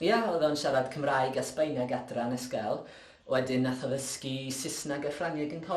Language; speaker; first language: Welsh; non-native, local second language; English